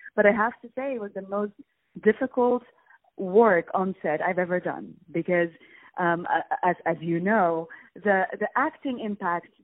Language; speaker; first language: English; non-native, fluent; Polish